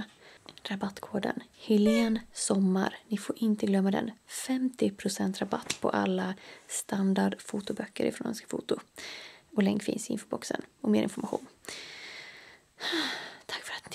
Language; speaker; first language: Swedish; native; Swedish